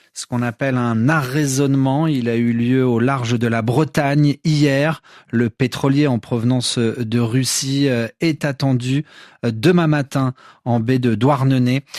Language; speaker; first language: French; native; French